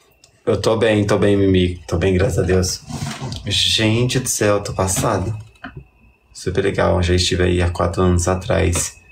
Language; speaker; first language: Portuguese; native; Portuguese